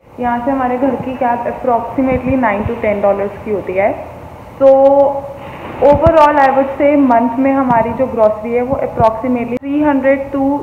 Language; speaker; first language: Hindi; non-native, local second language; Punjabi